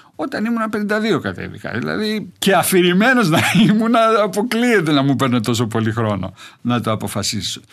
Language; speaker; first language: Greek; native; Greek